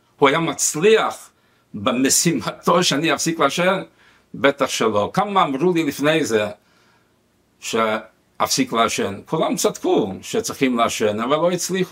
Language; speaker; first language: Hebrew; non-native, fluent; Spanish